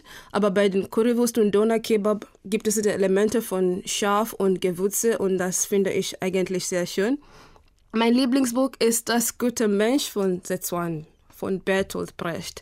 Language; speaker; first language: German; non-native, fluent; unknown